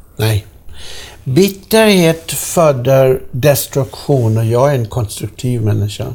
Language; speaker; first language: Swedish; non-native, fluent; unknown